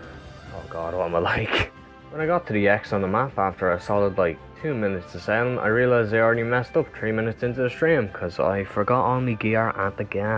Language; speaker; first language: English; native; English